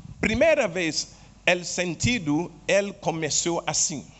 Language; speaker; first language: Spanish; non-native, learner; Portuguese